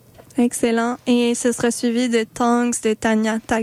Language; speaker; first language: French; native; French